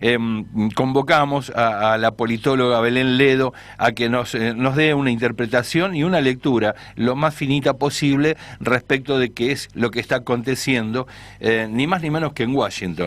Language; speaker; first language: Spanish; native; Spanish